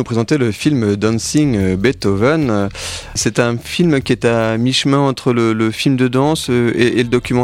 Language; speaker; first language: French; native; French